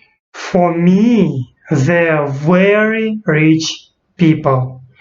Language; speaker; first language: English; non-native, learner; Russian